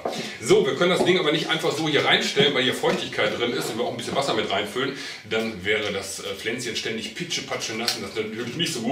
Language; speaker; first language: German; native; German